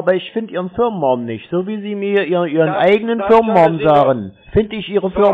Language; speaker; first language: German; native; German